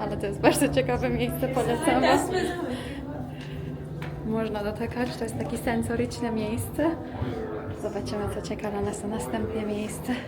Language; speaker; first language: Polish; non-native, learner; Persian